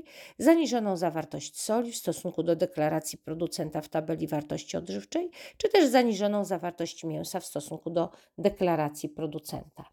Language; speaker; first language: Polish; native; Polish